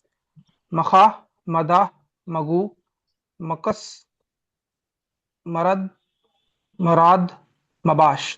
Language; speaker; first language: Persian; non-native, learner; Urdu